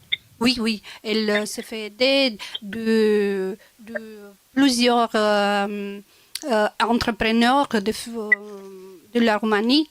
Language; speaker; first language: French; non-native, local second language; Romanian